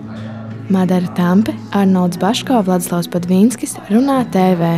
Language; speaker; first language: Latvian; native; Latvian